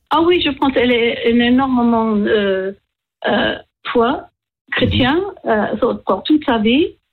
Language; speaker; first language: French; non-native, learner; English